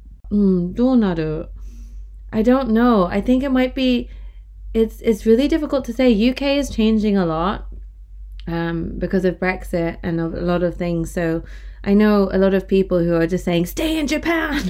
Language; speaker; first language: English; native; English